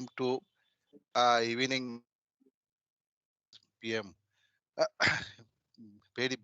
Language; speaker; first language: English; non-native, learner; Bangla